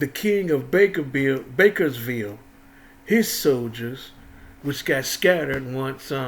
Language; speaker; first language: English; native; English